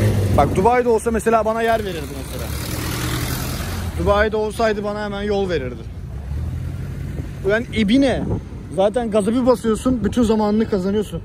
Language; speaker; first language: Turkish; native; Turkish